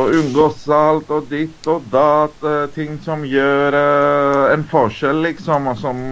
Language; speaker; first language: Norwegian; non-native, fluent; Greek